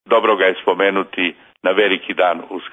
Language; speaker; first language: Croatian; native; Croatian